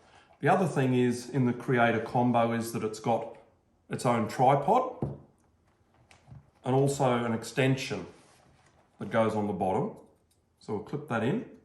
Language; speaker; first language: English; native; English